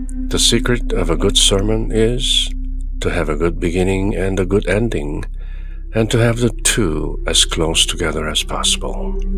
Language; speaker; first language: English; non-native, fluent; Korean